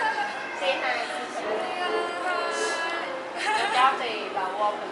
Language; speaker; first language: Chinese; non-native, learner; Lao